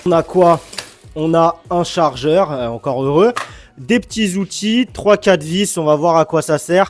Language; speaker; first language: French; native; French